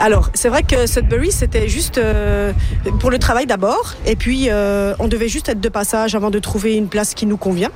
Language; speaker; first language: French; native; French